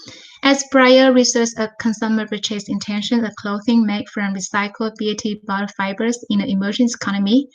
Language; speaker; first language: English; non-native, fluent; Vietnamese